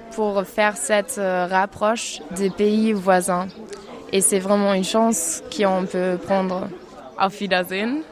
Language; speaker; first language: French; non-native, fluent; German